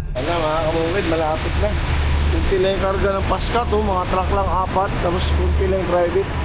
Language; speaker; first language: Filipino; non-native, local second language; Cebuano